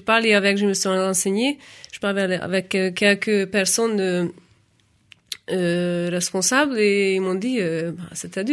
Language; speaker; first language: French; non-native, fluent; Hungarian